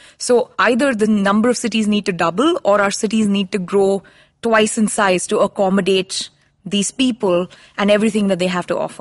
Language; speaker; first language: English; non-native, local second language; Hindi